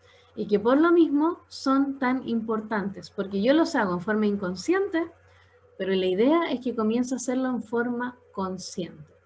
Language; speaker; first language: Spanish; native; Spanish